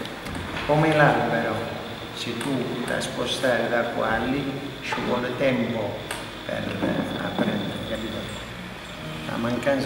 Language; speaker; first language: Italian; non-native, learner; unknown